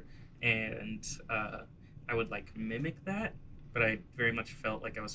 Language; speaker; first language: English; native; English